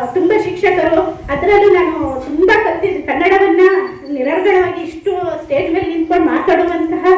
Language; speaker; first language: Kannada; non-native, local second language; Urdu